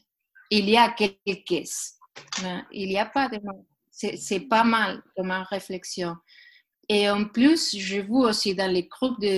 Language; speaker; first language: French; non-native, learner; Spanish